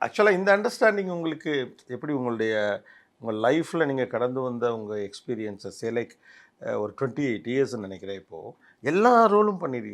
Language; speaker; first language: Tamil; native; Tamil